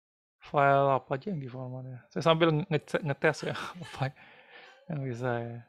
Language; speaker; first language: Indonesian; native; Indonesian